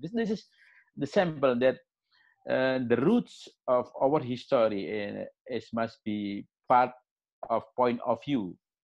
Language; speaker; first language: English; non-native, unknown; Indonesian